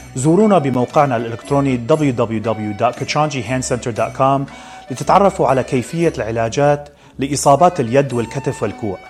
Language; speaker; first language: Arabic; native; Arabic